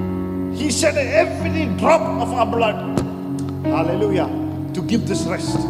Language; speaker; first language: English; non-native, local second language; Malayalam